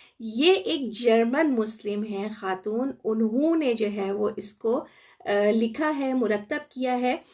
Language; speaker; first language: Urdu; native; Urdu